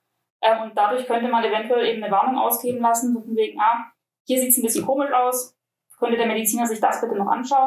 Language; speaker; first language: German; native; German